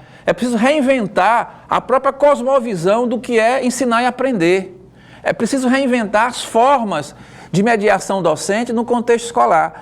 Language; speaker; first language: Portuguese; native; Portuguese